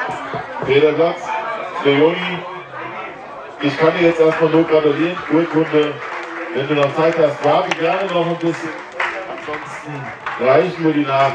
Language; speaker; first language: German; native; German